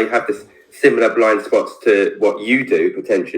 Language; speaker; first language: English; native; English